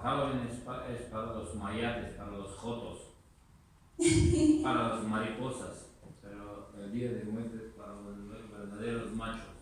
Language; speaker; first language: Spanish; non-native, learner; Russian